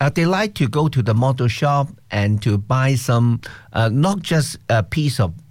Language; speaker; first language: English; non-native, local second language; Cantonese